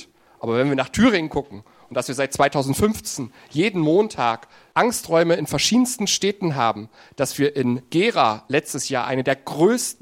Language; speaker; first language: German; native; German